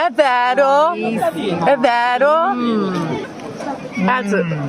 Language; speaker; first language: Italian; non-native, learner; English